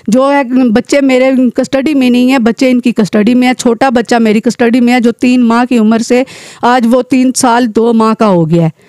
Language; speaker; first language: Urdu; non-native, local second language; Pahari-Potwari